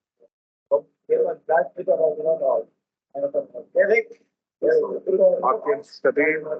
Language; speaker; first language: German; native; German